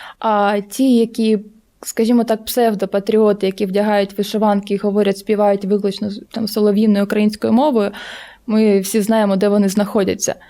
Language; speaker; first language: Ukrainian; non-native, local second language; Russian